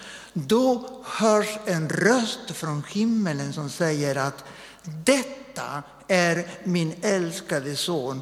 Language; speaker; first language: Swedish; non-native, fluent; Spanish